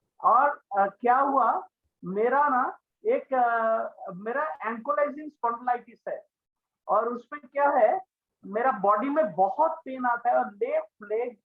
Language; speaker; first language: Hindi; non-native, local second language; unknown